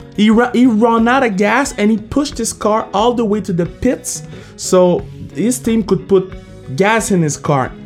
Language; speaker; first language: English; non-native, fluent; French